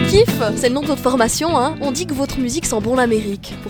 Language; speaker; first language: French; native; French